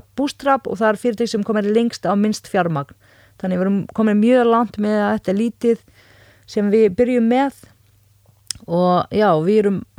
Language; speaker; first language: Icelandic; non-native, fluent; Arabic